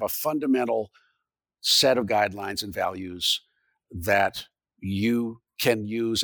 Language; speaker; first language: English; native; English